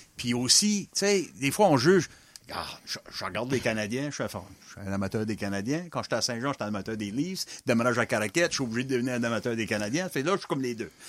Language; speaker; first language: French; non-native, local second language; English